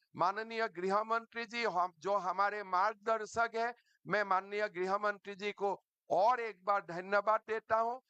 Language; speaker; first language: Hindi; non-native, local second language; Assamese